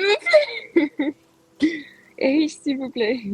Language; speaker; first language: French; non-native, learner; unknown